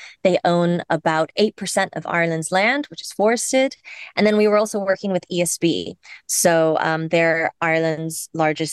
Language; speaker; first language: English; native; English